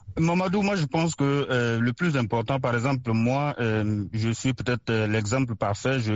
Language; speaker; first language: French; non-native, local second language; Mossi